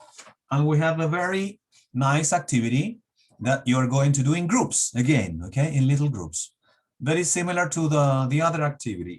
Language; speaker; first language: English; non-native, fluent; Spanish